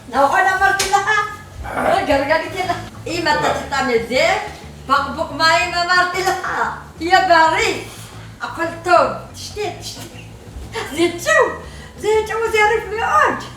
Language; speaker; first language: Hebrew; non-native, fluent; Amharic